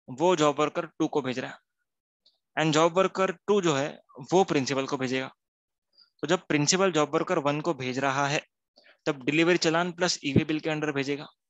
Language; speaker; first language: Hindi; non-native, local second language; Gujarati